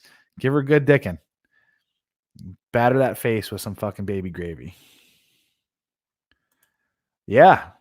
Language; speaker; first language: English; native; English